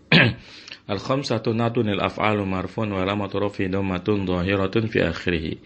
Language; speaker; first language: Arabic; non-native, fluent; Indonesian